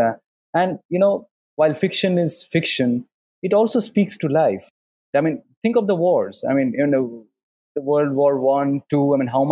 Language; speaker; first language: English; non-native, local second language; Bangla